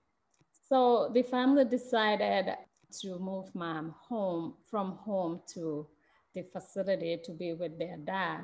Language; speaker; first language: English; non-native, local second language; Mandingo